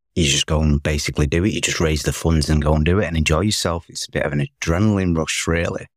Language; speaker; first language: English; native; English